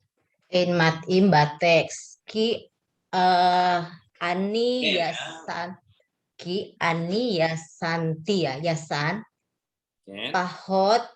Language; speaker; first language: Hebrew; non-native, learner; Indonesian